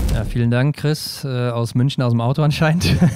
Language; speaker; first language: German; native; German